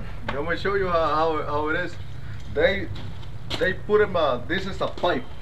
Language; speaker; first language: English; non-native, learner; Spanish